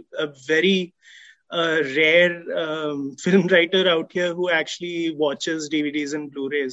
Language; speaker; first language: English; non-native, local second language; Hindi